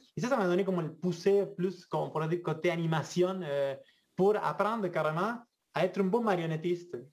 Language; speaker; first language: French; non-native, fluent; Spanish